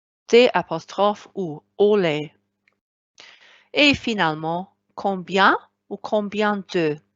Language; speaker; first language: French; non-native, fluent; Welsh